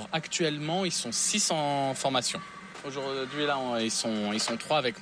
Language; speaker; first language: French; native; French